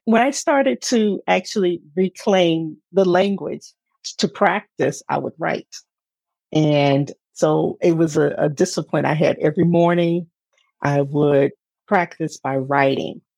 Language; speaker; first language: English; native; English